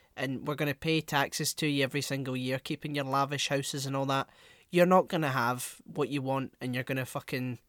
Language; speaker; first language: English; native; English